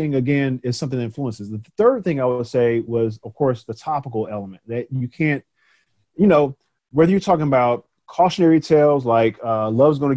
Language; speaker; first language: English; native; English